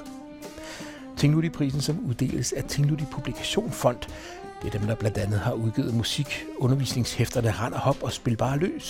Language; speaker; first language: Danish; native; Danish